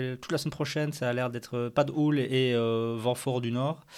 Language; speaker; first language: French; native; French